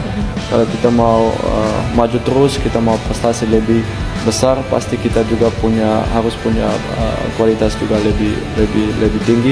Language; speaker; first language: Indonesian; non-native, fluent; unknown